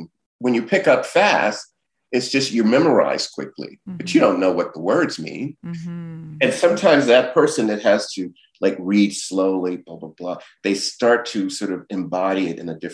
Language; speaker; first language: English; native; English